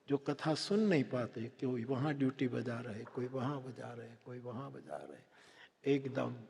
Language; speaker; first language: Hindi; non-native, local second language; Gujarati